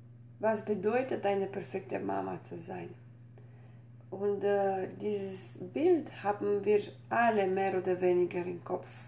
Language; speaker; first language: German; non-native, fluent; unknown